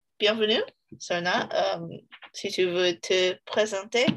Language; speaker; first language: French; non-native, learner; English